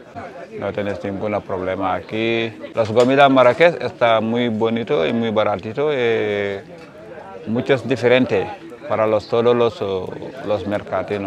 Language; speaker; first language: Spanish; non-native, learner; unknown